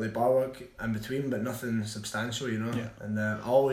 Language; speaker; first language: English; native; English